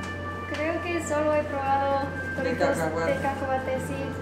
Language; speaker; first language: Spanish; non-native, learner; English